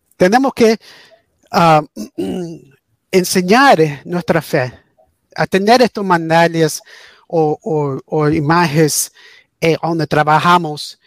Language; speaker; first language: Spanish; early bilingual, heritage; English